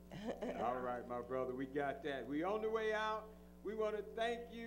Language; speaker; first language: English; native; English